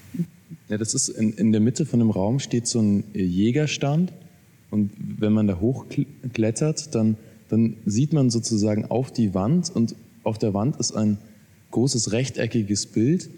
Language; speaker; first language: German; native; German